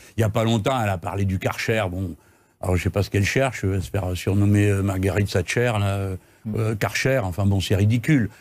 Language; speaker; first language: French; native; French